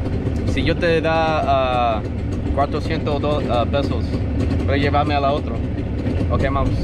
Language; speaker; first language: Spanish; non-native, learner; English